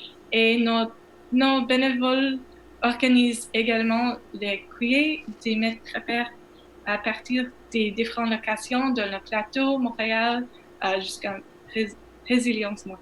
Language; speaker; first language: French; non-native, learner; English